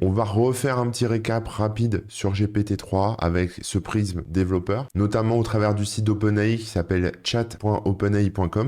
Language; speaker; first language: French; native; French